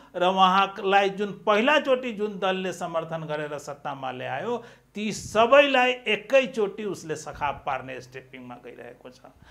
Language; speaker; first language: Nepali; non-native, local second language; Maithili